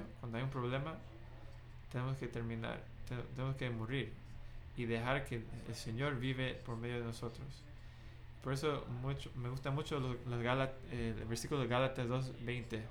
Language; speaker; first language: Spanish; non-native, fluent; English